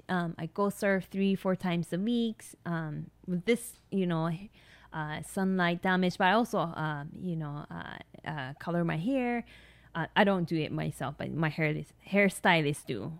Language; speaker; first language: English; non-native, fluent; Japanese